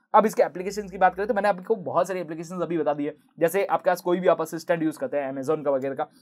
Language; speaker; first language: Hindi; native; Hindi